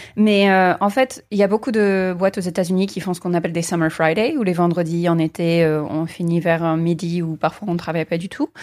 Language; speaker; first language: French; non-native, fluent; English